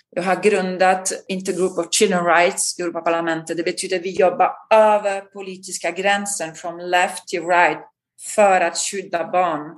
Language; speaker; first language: Swedish; non-native, fluent; Italian